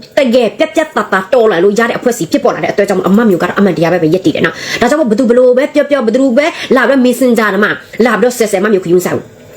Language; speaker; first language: Burmese; non-native, local second language; S'gaw Karen